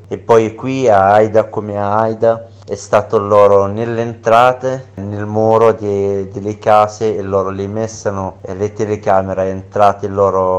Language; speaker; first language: Italian; non-native, learner; Arabic